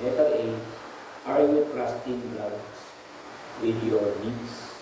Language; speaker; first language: English; non-native, local second language; Filipino